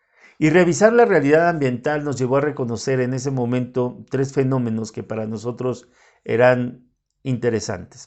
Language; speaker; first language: Spanish; native; Spanish